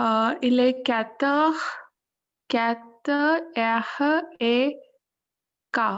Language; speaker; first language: French; non-native, learner; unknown